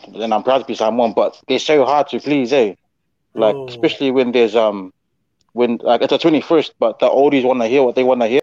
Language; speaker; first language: English; native; English